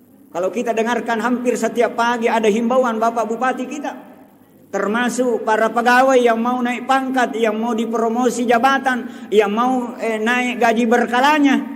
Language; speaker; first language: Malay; non-native, local second language; Buginese